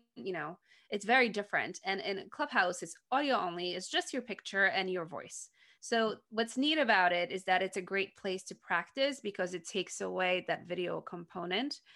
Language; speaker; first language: English; non-native, fluent; Polish